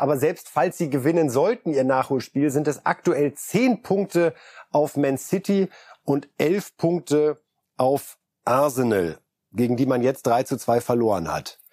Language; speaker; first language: German; native; German